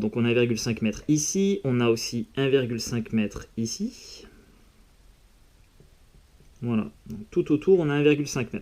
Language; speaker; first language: French; native; French